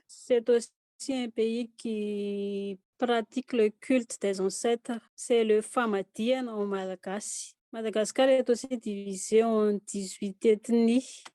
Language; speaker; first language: French; non-native, local second language; Malagasy